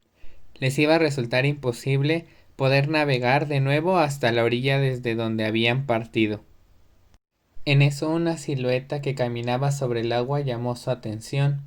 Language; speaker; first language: Spanish; native; Spanish